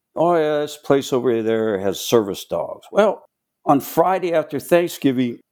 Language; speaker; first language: English; native; English